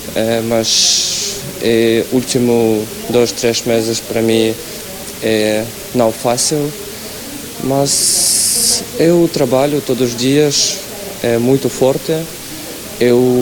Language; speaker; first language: Portuguese; non-native, learner; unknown